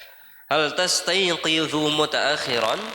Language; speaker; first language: Arabic; non-native, fluent; Indonesian